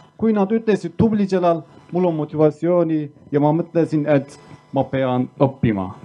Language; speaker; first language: Estonian; non-native, learner; Kurdish